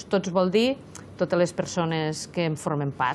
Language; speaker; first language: Catalan; native; Catalan